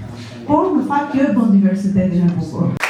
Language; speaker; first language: Albanian; native; Albanian